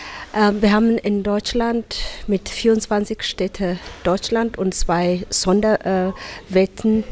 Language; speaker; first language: German; non-native, fluent; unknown